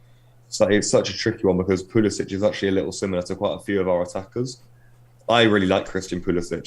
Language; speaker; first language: English; native; English